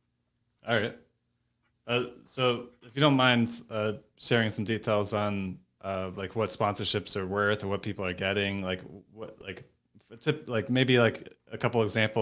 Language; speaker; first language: English; native; English